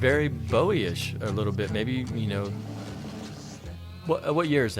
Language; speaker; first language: English; native; English